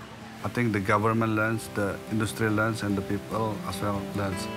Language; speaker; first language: English; non-native, learner; Indonesian